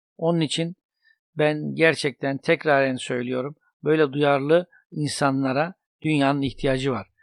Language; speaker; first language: Turkish; native; Turkish